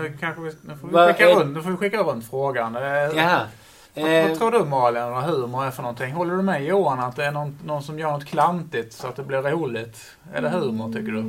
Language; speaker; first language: Swedish; native; Swedish